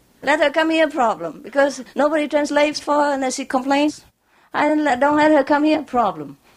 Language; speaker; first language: English; non-native, fluent; Vietnamese